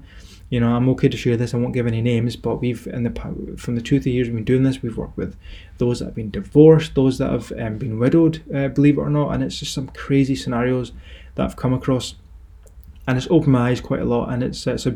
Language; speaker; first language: English; native; English